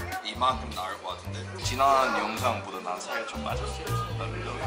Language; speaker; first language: Korean; non-native, fluent; English